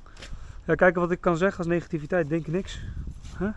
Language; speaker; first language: Dutch; native; Dutch